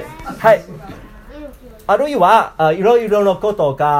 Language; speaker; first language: Japanese; non-native, learner; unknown